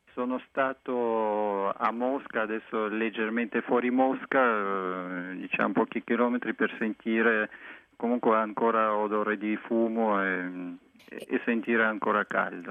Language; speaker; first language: Italian; non-native, fluent; Russian